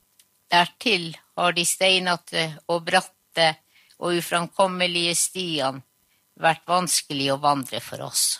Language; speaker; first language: Norwegian; non-native, local second language; Northern Sami